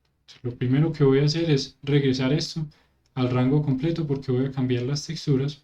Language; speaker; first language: Spanish; native; Spanish